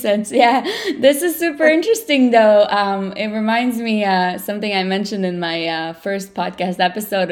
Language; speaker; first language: English; non-native, fluent; Russian